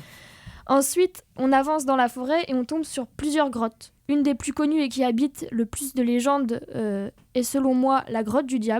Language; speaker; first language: French; native; French